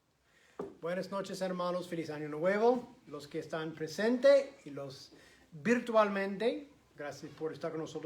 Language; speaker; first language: Spanish; non-native, fluent; English